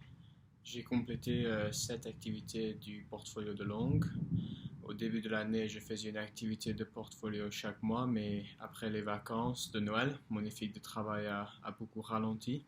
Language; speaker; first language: French; non-native, fluent; English